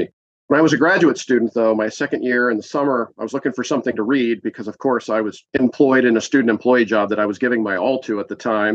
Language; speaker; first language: English; native; English